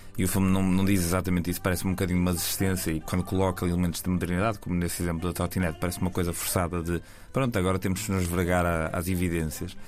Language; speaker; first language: Portuguese; native; Portuguese